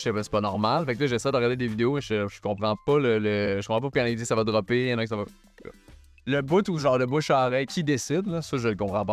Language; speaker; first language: French; native; French